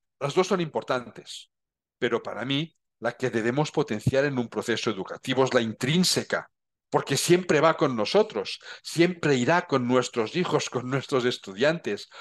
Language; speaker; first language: Spanish; non-native, local second language; Catalan